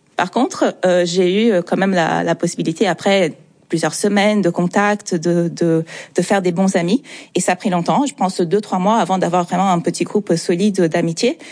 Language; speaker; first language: French; non-native, local second language; Portuguese